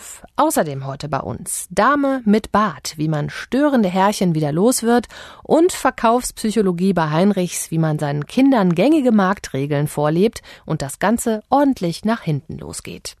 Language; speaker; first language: German; native; German